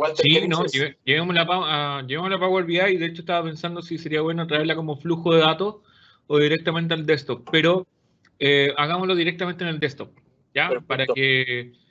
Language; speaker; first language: Spanish; native; Spanish